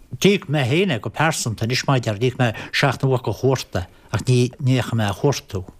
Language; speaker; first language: Irish; native; Irish